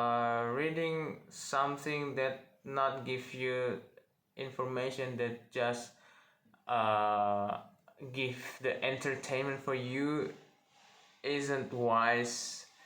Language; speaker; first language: English; non-native, learner; Indonesian